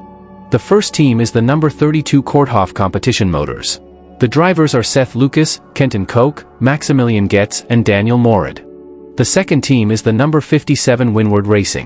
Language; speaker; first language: English; non-native, fluent; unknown